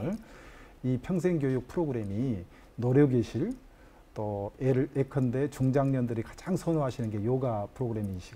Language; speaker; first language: Korean; native; Korean